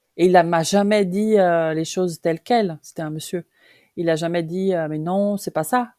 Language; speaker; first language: French; non-native, fluent; Portuguese